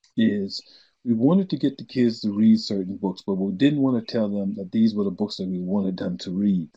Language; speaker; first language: English; native; English